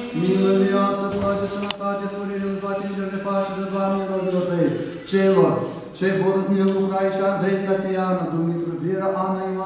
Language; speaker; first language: Romanian; native; Romanian